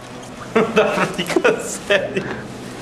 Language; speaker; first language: Portuguese; native; Portuguese